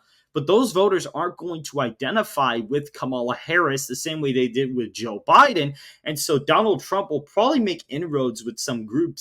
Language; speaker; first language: English; native; English